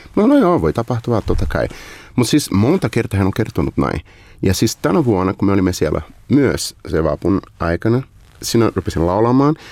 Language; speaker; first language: Finnish; non-native, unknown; Portuguese